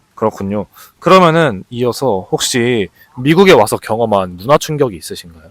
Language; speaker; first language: Korean; native; Korean